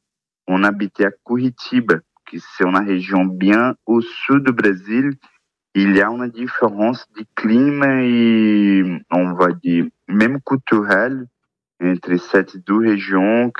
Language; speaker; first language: French; non-native, learner; Portuguese